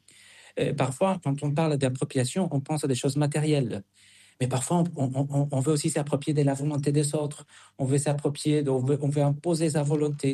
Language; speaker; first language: French; non-native, fluent; Spanish